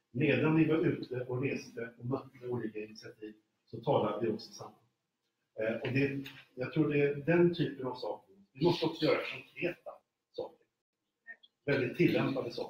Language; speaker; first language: Swedish; native; Swedish